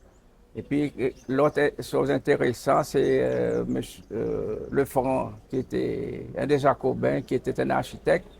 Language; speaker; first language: French; non-native, local second language; Seselwa Creole French